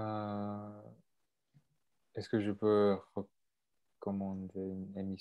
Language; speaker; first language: French; non-native, local second language; English